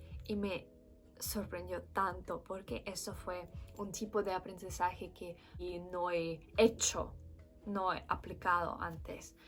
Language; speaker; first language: Spanish; non-native, fluent; Russian